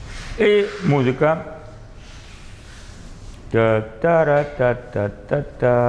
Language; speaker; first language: Italian; non-native, learner; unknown